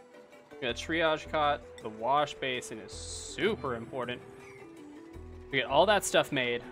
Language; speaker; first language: English; native; English